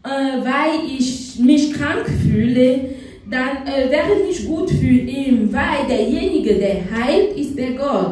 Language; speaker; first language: German; non-native, fluent; French